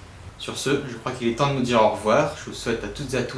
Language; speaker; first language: French; native; French